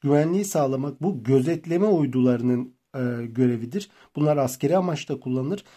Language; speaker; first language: Turkish; native; Turkish